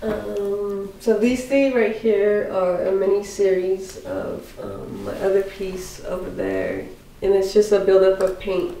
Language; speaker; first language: English; native; English